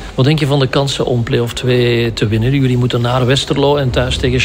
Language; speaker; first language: Dutch; native; Dutch